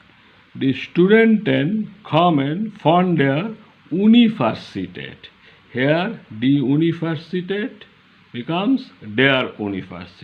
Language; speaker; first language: German; non-native, learner; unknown